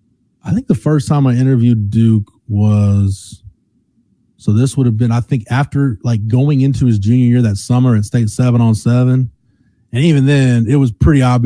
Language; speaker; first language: English; native; English